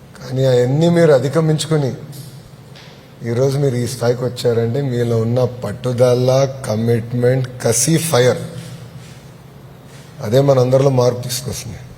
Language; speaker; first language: Telugu; native; Telugu